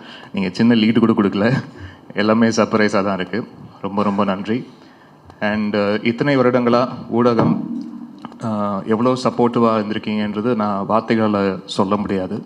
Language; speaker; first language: Tamil; native; Tamil